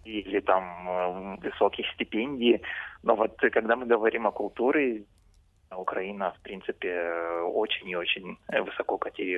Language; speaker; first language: Russian; non-native, fluent; Lithuanian